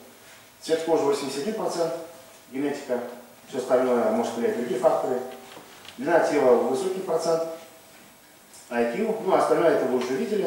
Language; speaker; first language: Russian; native; Russian